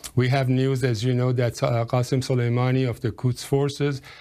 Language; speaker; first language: English; non-native, fluent; Persian